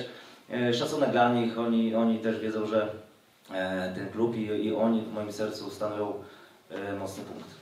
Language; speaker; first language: Polish; native; Polish